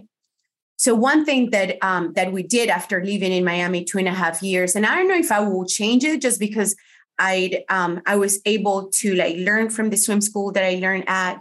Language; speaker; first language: English; non-native, fluent; Spanish